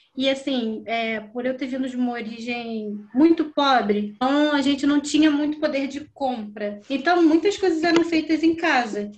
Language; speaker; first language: Portuguese; native; Portuguese